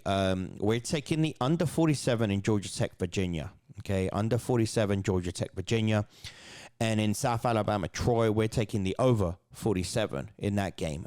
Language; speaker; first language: English; native; English